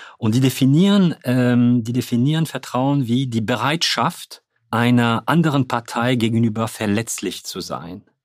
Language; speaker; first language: German; non-native, fluent; French